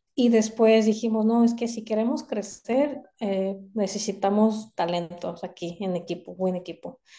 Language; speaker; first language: Spanish; non-native, fluent; Korean